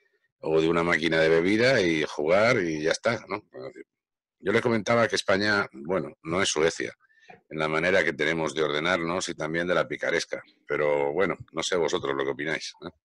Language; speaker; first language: Spanish; native; Spanish